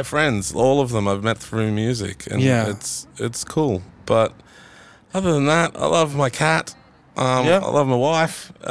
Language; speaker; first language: English; native; English